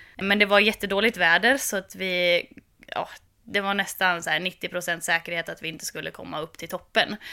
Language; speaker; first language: Swedish; native; Swedish